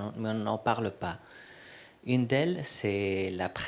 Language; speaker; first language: French; non-native, fluent; Spanish